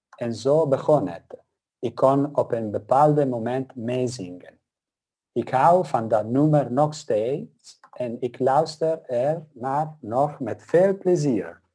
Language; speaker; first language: Dutch; non-native, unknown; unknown